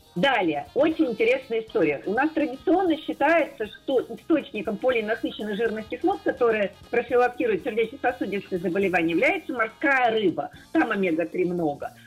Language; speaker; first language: Russian; native; Russian